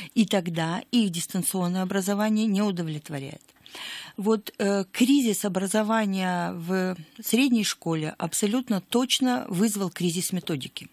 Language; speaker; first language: Russian; native; Russian